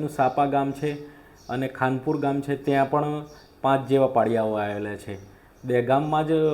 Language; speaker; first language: Gujarati; native; Gujarati